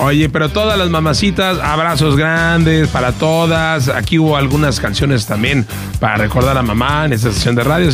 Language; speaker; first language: Spanish; native; Spanish